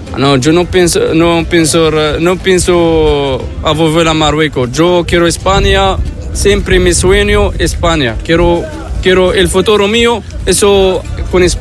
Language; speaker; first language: Spanish; non-native, learner; Arabic